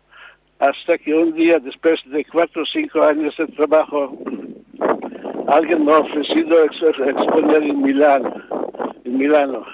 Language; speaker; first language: Spanish; non-native, learner; Hebrew